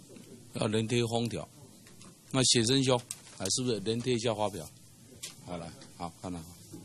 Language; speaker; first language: Chinese; native; Chinese